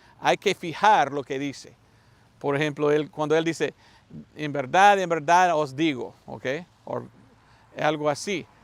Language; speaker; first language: Spanish; non-native, fluent; English